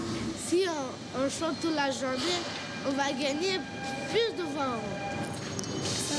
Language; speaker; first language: French; non-native, learner; Romanian